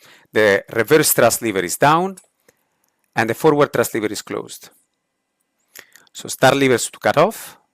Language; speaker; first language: English; non-native, fluent; Italian